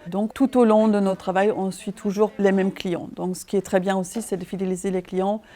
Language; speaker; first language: French; non-native, fluent; German